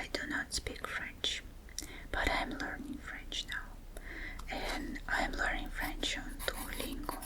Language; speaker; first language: English; non-native, fluent; Russian